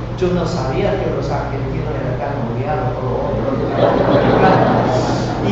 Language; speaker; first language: Spanish; non-native, fluent; Korean